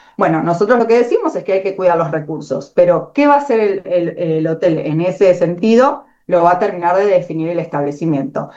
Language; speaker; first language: Spanish; native; Spanish